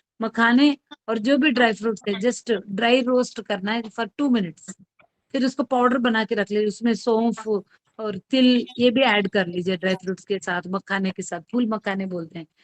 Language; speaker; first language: Hindi; non-native, local second language; Telugu